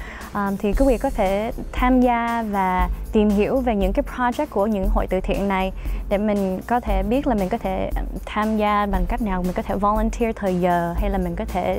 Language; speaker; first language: Vietnamese; early bilingual, heritage; Vietnamese